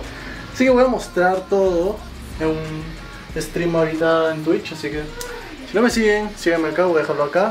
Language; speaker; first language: Spanish; native; Spanish